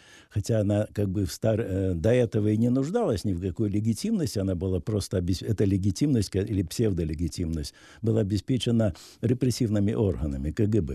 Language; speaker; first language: Russian; native; Russian